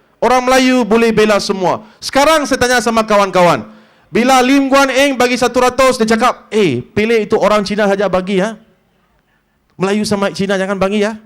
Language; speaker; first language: Malay; non-native, local second language; Tamil